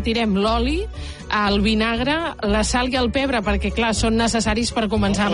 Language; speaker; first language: Catalan; native; Catalan